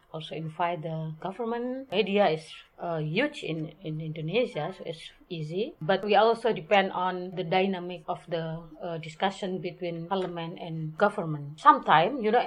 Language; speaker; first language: English; non-native, learner; Indonesian